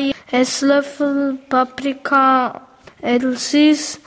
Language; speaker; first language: German; early bilingual, other home language; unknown